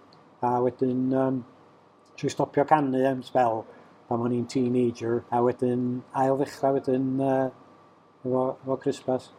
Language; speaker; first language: Welsh; native; Welsh